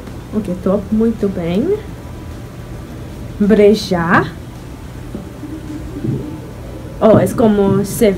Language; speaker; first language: Portuguese; non-native, learner; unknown